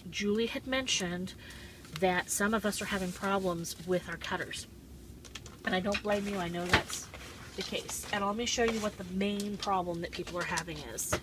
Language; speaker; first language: English; native; English